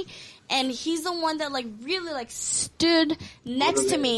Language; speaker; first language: English; early bilingual, other home language; Korean